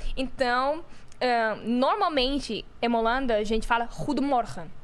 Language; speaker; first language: Portuguese; non-native, learner; Dutch